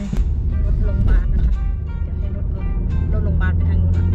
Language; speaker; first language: Thai; native; Thai